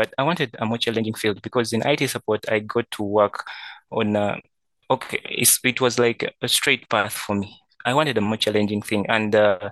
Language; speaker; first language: English; non-native, local second language; Ganda